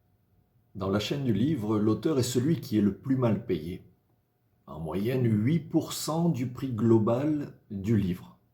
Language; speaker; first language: French; native; French